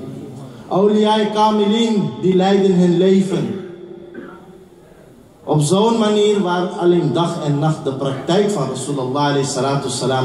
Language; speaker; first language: Dutch; early bilingual, heritage; Urdu